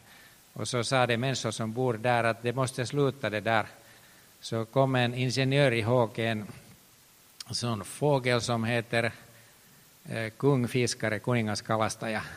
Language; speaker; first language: Swedish; non-native, local second language; Finnish